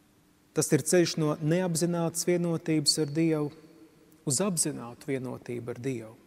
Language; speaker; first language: Latvian; native; Latvian